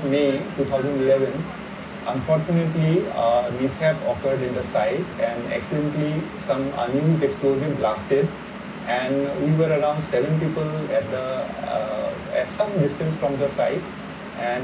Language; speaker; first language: English; non-native, local second language; Assamese